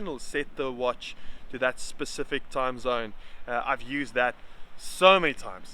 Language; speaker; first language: English; native; English